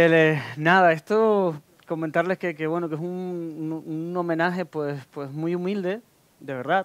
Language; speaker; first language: Spanish; native; Spanish